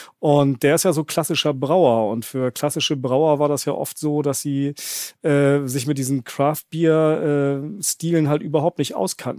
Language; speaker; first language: German; native; German